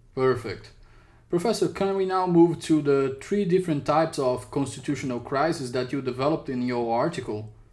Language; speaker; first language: English; non-native, fluent; Portuguese